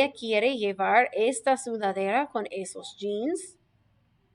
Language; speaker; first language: Spanish; non-native, fluent; English